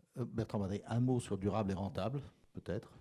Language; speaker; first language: French; native; French